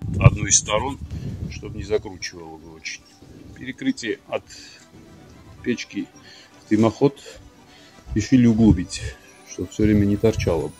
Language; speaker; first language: Russian; non-native, local second language; Georgian